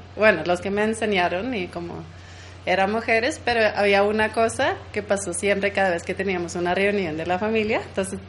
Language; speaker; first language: Spanish; non-native, fluent; Swedish